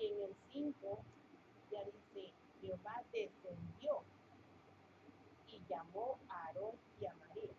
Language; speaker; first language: Spanish; early bilingual, heritage; Spanish